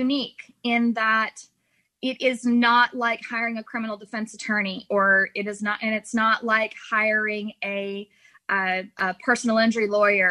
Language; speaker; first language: English; native; English